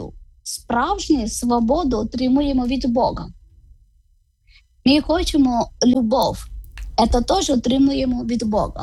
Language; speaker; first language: Ukrainian; non-native, learner; Malayalam